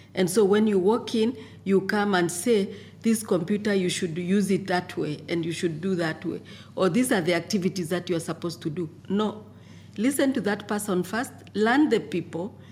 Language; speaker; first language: English; non-native, local second language; Masai